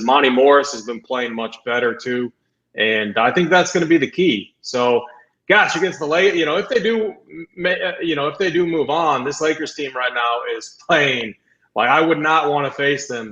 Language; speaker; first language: English; native; English